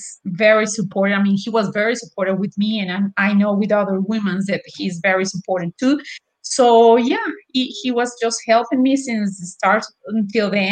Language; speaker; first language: English; non-native, fluent; Spanish